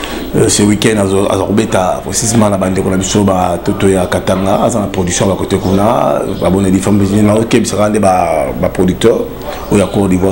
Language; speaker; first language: French; non-native, local second language; Lingala